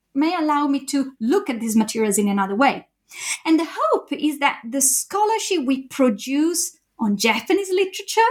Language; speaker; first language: English; non-native, fluent; Italian